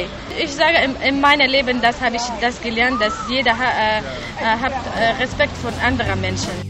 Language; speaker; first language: German; non-native, learner; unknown